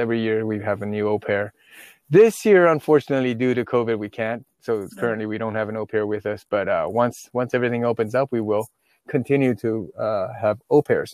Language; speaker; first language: English; non-native, fluent; Chinese